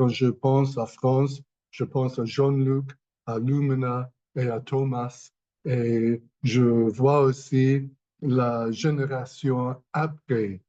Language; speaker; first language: French; non-native, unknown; English